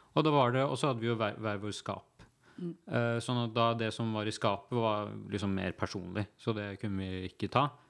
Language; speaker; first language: Norwegian; native; Norwegian